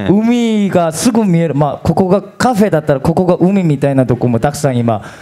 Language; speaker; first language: Japanese; non-native, fluent; Korean